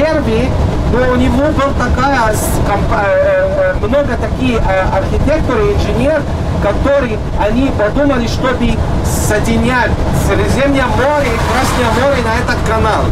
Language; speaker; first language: Russian; non-native, learner; Arabic